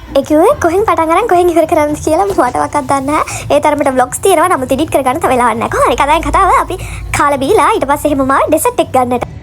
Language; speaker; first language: Sinhala; non-native, local second language; Tamil